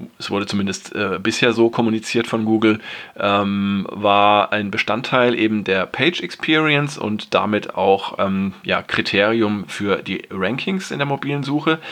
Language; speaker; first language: German; native; German